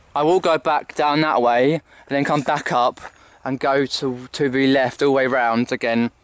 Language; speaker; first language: English; native; English